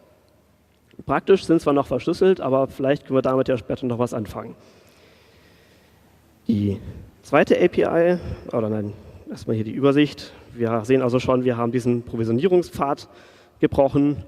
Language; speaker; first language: German; native; German